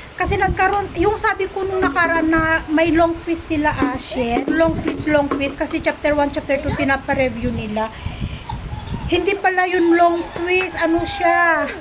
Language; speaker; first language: Filipino; native; Filipino